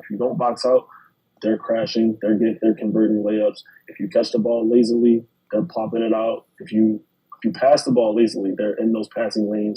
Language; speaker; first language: English; native; English